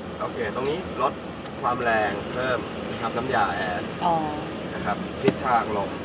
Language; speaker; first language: Thai; native; Thai